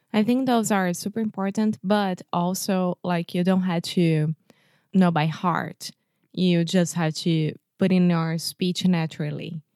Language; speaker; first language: English; non-native, fluent; Portuguese